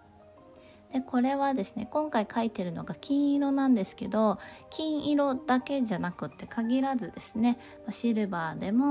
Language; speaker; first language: Japanese; native; Japanese